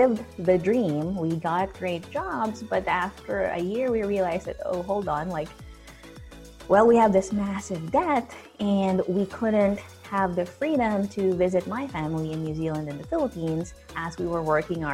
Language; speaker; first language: English; native; English